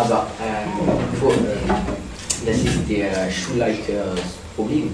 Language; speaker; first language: German; non-native, learner; French